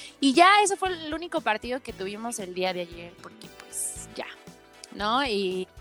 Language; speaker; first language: Spanish; native; Spanish